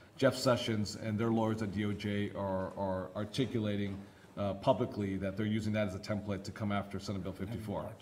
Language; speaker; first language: English; early bilingual, other home language; Spanish